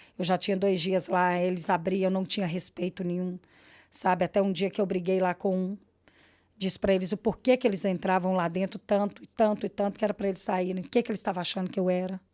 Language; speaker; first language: Portuguese; native; Portuguese